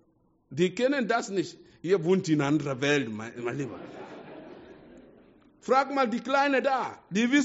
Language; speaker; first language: German; non-native, fluent; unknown